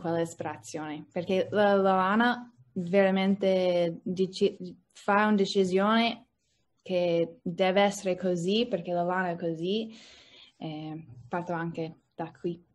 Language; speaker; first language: Italian; non-native, learner; English